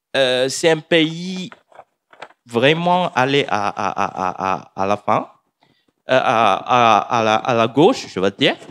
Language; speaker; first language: French; non-native, fluent; English